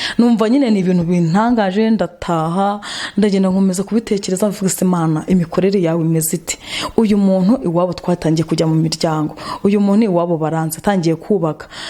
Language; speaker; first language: Kinyarwanda; native; Kinyarwanda